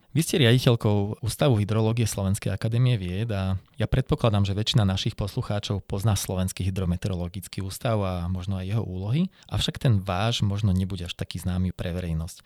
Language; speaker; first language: Slovak; native; Slovak